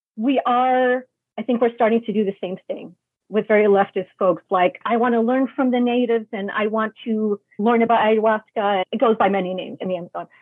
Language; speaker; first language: English; native; English